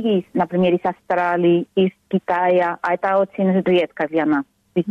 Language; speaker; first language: Russian; non-native, learner; Spanish